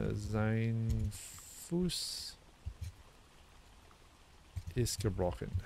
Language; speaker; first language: German; non-native, learner; English